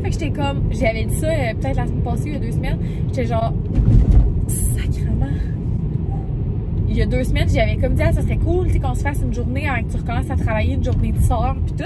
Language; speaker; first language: French; native; French